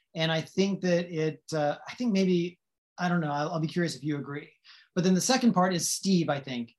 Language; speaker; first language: English; native; English